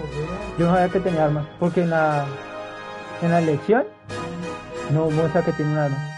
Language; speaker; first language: Spanish; native; Spanish